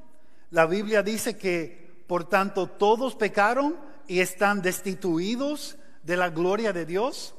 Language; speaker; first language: Spanish; non-native, fluent; English